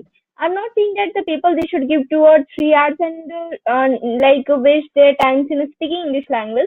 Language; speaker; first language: English; non-native, learner; Hindi